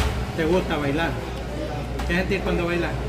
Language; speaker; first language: Spanish; native; Spanish